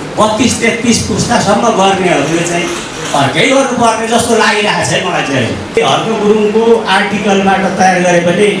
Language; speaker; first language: Nepali; native; Nepali